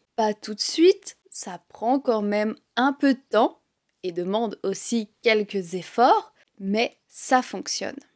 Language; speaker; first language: French; native; French